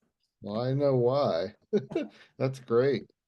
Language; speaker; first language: English; native; English